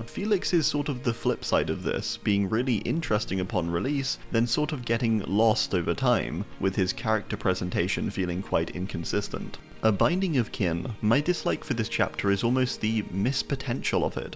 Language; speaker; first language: English; native; English